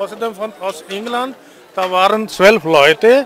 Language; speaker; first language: German; non-native, fluent; Punjabi